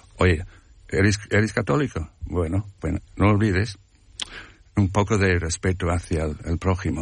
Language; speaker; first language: Spanish; non-native, fluent; English